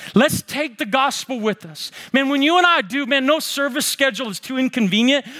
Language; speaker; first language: English; native; English